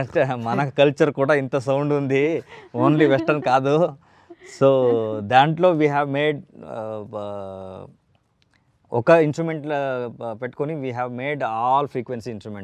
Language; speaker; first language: Telugu; non-native, learner; Kannada